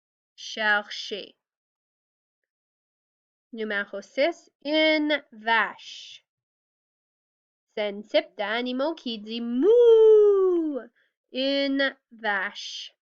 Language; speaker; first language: French; non-native, fluent; English